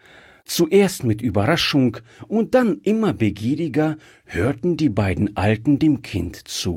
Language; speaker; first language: German; native; German